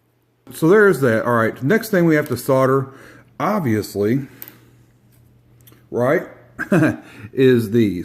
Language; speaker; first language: English; native; English